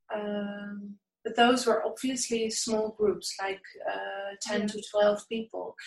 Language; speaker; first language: English; non-native, fluent; Dutch